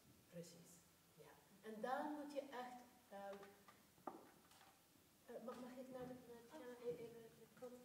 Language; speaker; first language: Dutch; non-native, fluent; English